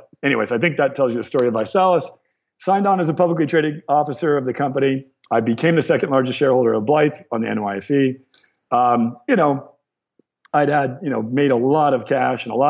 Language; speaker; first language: English; native; English